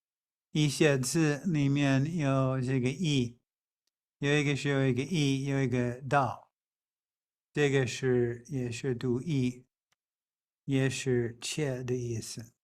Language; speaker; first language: Chinese; non-native, fluent; English